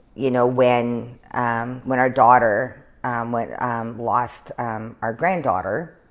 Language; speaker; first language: English; native; English